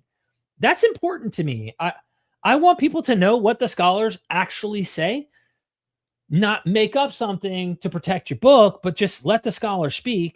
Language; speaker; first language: English; native; English